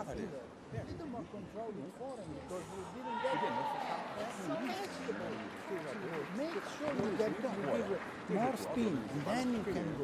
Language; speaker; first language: English; non-native, fluent; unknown